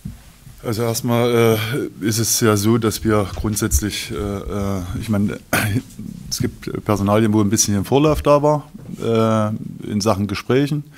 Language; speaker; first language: German; native; German